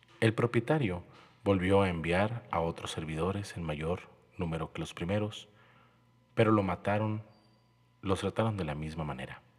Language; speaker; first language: Spanish; native; Spanish